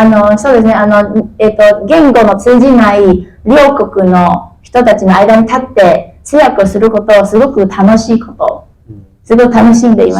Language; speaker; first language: Japanese; non-native, fluent; Chinese